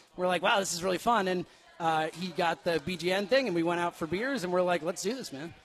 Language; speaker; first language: English; native; English